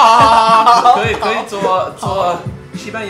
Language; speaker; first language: Chinese; non-native, fluent; English